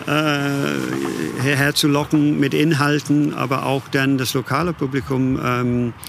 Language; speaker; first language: German; non-native, fluent; English